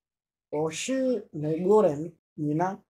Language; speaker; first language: Chinese; non-native, fluent; Swahili